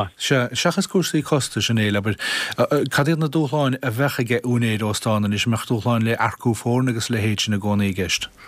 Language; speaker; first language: Irish; native; Irish